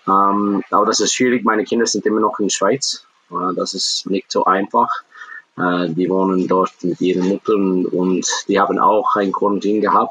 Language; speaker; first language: German; non-native, fluent; English